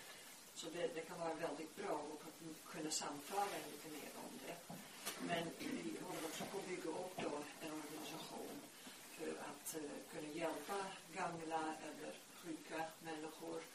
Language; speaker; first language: Swedish; non-native, fluent; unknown